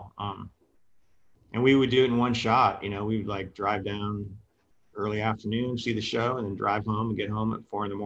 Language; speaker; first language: English; native; English